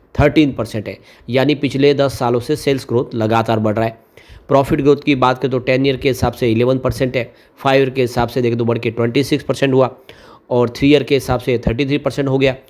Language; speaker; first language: Hindi; native; Hindi